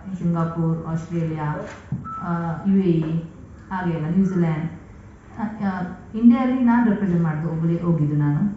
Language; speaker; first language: Kannada; non-native, local second language; Tulu